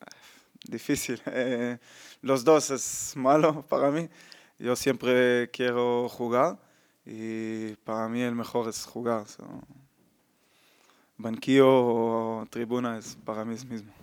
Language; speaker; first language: Spanish; non-native, learner; Hebrew